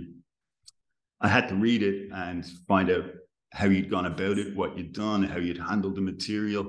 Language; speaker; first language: English; native; English